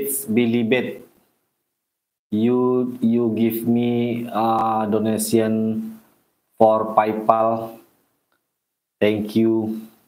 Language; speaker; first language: English; non-native, learner; Indonesian